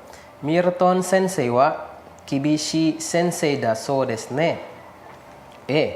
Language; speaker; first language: Japanese; non-native, fluent; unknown